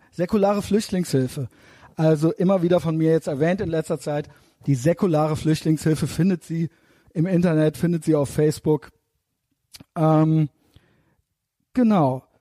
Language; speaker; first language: German; native; German